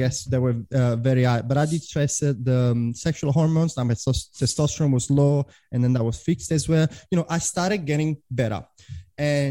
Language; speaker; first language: English; non-native, fluent; Italian